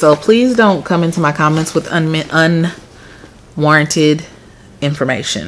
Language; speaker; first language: English; native; English